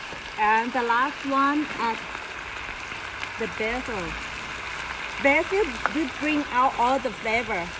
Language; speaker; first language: English; non-native, learner; Thai